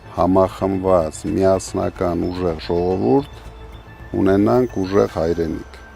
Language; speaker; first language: Armenian; native; Armenian